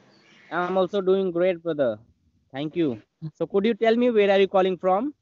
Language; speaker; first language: English; non-native, learner; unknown